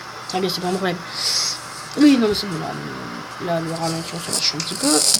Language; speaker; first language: French; native; French